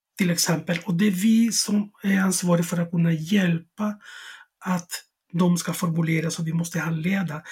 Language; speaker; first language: Swedish; non-native, fluent; Spanish